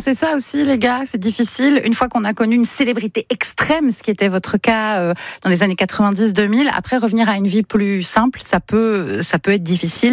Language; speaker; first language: French; native; French